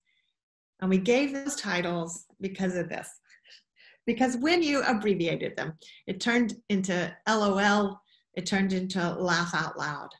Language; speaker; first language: English; native; English